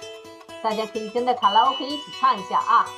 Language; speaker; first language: Chinese; native; Chinese